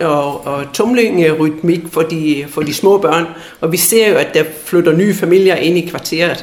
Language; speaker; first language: Danish; native; Danish